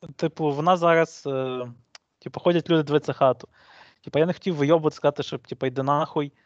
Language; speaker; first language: Ukrainian; native; Ukrainian